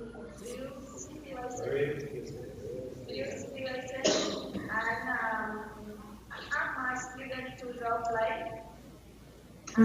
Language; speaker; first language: English; non-native, learner; Vietnamese